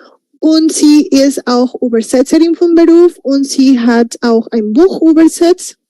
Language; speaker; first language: German; non-native, fluent; Spanish